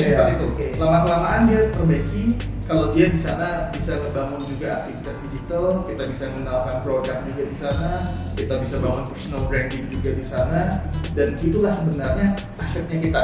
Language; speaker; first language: Indonesian; native; Indonesian